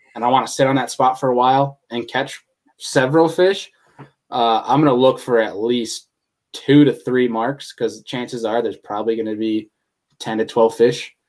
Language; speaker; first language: English; native; English